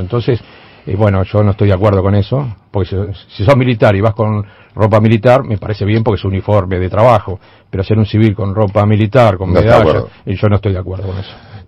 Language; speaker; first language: Spanish; native; Spanish